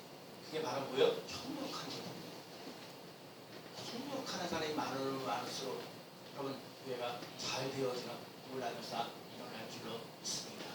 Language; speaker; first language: Korean; native; Korean